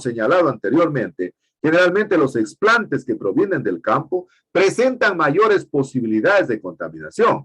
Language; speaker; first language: Spanish; native; Spanish